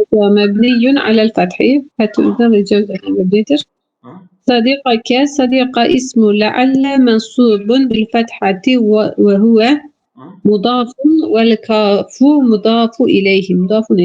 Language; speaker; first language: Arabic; non-native, learner; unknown